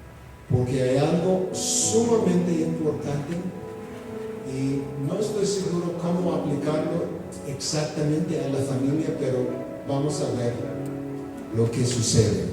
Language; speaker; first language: Spanish; non-native, fluent; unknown